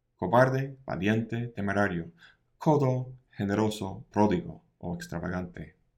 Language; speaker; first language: Spanish; non-native, fluent; English